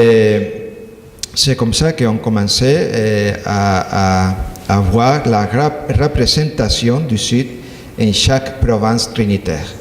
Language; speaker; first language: French; non-native, learner; Spanish